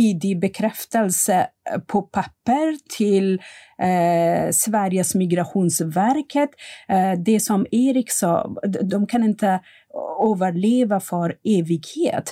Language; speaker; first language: Swedish; non-native, fluent; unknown